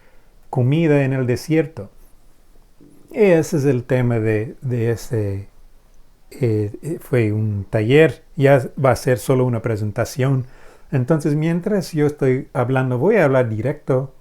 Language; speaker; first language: Spanish; non-native, fluent; English